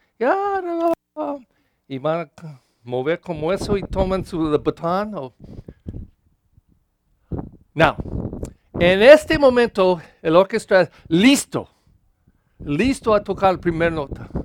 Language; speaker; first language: Spanish; non-native, learner; English